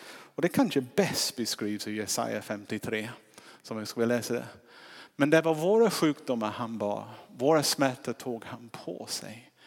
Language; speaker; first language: Swedish; non-native, fluent; English